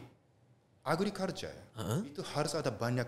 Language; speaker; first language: Indonesian; non-native, learner; Japanese